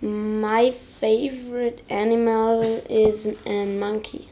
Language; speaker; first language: English; non-native, learner; German